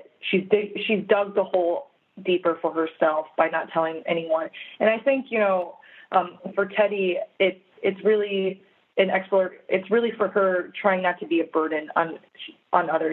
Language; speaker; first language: English; native; English